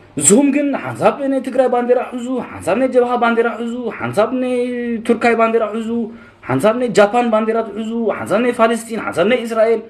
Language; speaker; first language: Tigrinya; early bilingual, heritage; Tigrinya